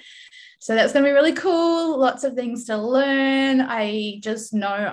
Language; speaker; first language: English; native; English